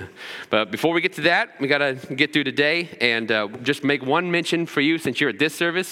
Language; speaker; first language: English; native; English